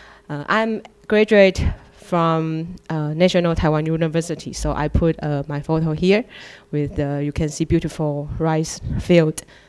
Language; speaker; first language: English; non-native, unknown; Chinese